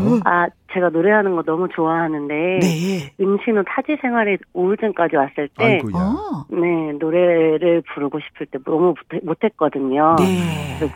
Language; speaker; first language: Korean; native; Korean